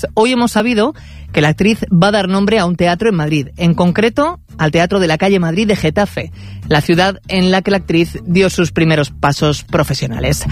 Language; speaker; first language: Spanish; native; Spanish